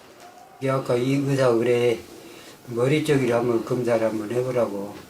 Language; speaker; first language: Korean; native; Korean